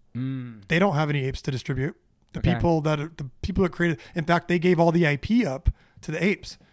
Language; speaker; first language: English; native; English